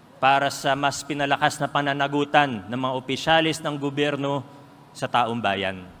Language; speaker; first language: Filipino; native; Filipino